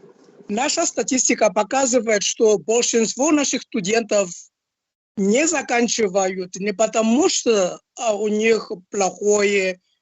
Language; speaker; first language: Russian; non-native, fluent; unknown